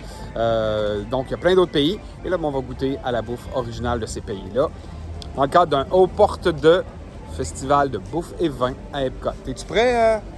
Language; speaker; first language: French; native; French